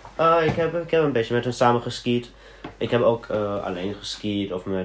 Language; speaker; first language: Dutch; early bilingual, heritage; Dutch